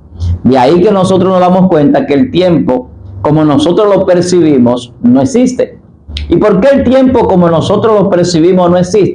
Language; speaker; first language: Spanish; native; Spanish